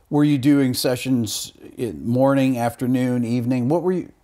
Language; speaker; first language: English; native; English